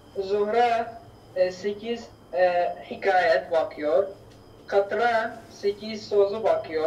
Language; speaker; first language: Turkish; non-native, learner; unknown